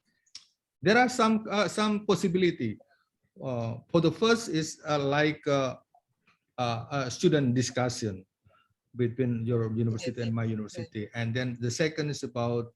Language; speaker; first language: English; non-native, learner; Indonesian